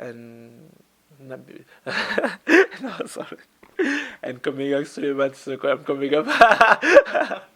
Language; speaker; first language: English; non-native, learner; French